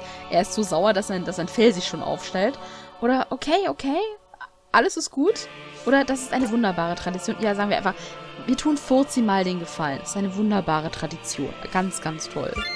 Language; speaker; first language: German; native; German